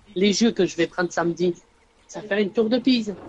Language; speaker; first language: French; native; French